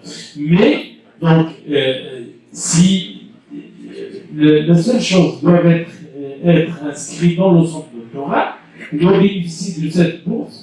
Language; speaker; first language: French; non-native, local second language; Arabic